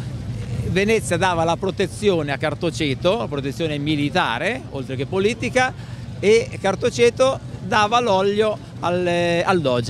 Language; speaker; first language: Italian; native; Italian